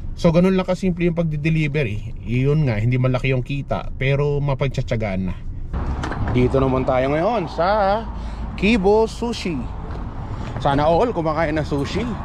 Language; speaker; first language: Filipino; native; Filipino